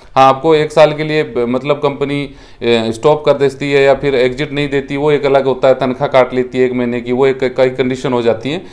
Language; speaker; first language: Hindi; native; Hindi